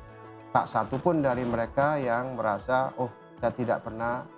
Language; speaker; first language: Indonesian; native; Indonesian